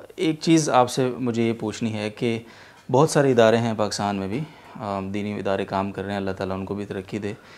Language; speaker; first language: Urdu; native; Urdu